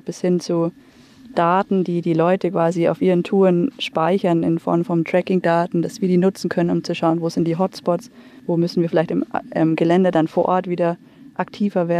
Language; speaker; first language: German; native; German